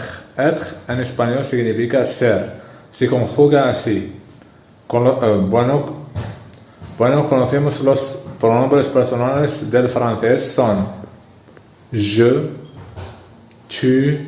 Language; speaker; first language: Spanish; non-native, fluent; Arabic